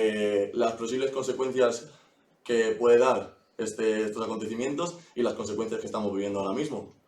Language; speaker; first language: Spanish; native; Spanish